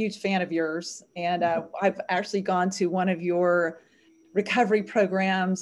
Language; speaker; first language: English; native; English